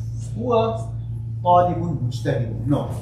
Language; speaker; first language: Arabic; non-native, fluent; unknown